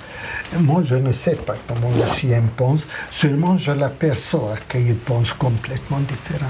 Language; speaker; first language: French; non-native, fluent; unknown